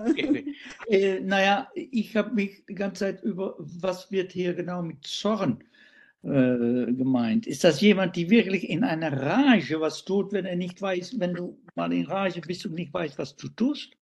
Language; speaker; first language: German; non-native, fluent; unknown